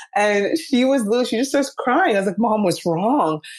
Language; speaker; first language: English; early bilingual, other home language; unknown